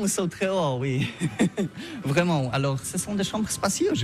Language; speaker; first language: French; non-native, learner; Polish